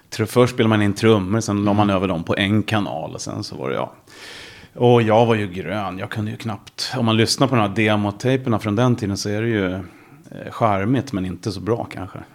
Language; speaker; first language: Swedish; native; Swedish